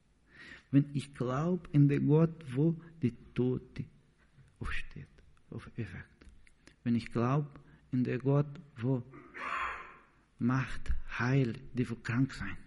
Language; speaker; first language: German; non-native, learner; Portuguese